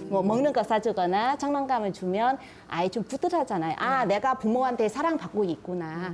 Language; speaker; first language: Korean; non-native, fluent; Vietnamese